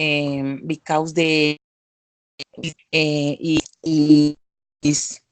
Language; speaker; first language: English; non-native, learner; Spanish